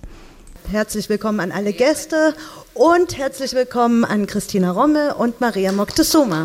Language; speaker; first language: German; native; German